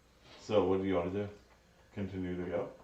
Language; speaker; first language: English; native; English